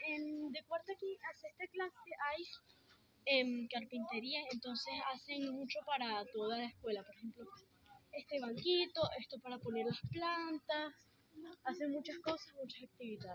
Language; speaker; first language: Spanish; early bilingual, heritage; Spanish